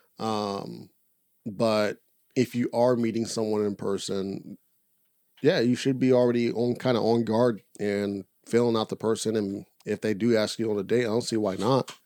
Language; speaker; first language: English; native; English